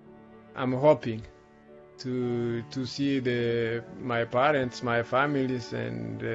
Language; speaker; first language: English; non-native, learner; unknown